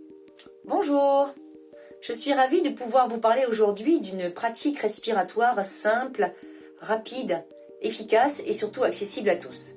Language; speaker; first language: French; native; French